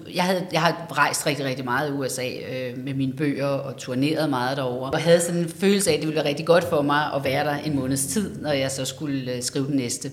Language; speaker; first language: Danish; native; Danish